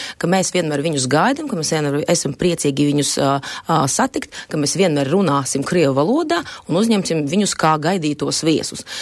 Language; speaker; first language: Latvian; non-native, local second language; Russian